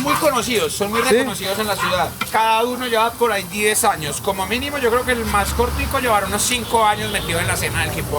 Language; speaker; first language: Spanish; native; Spanish